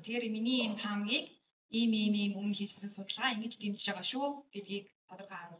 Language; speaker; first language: Mongolian; native; Mongolian